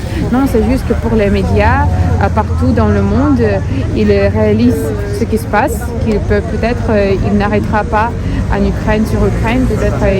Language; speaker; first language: French; non-native, learner; Ukrainian